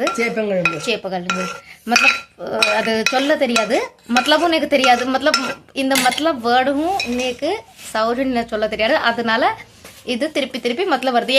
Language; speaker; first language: Tamil; early bilingual, heritage; Tamil